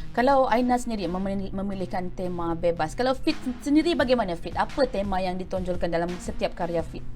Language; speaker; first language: Malay; native; Malay